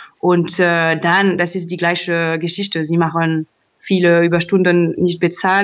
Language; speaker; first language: German; non-native, learner; French